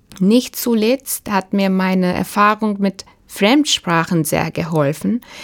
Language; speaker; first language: German; non-native, fluent; Turkish